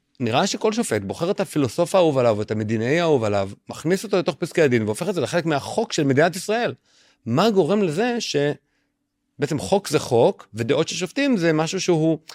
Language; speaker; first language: Hebrew; native; Hebrew